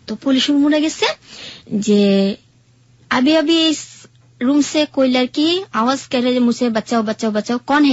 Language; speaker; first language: Hindi; non-native, learner; Bangla